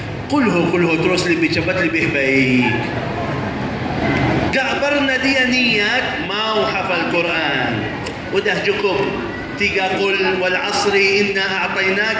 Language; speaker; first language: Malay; non-native, fluent; Arabic